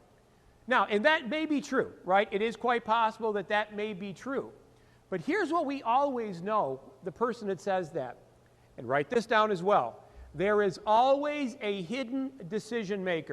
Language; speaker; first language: English; native; English